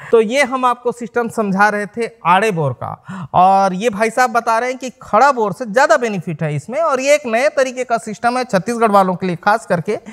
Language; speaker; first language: Hindi; native; Hindi